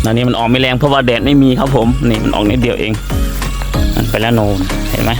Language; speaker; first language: Thai; non-native, local second language; Northeastern Thai